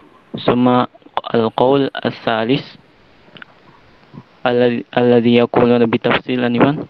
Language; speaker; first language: Arabic; non-native, learner; Indonesian